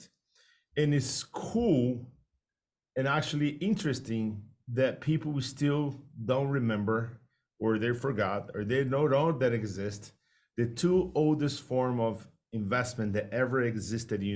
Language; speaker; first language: English; non-native, fluent; Portuguese